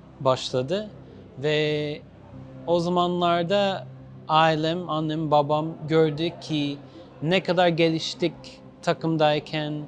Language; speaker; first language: Turkish; non-native, fluent; English